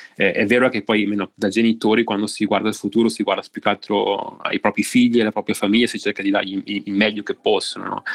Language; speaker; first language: Italian; native; Italian